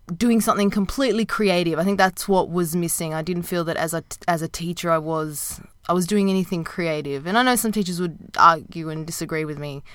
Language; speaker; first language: English; native; English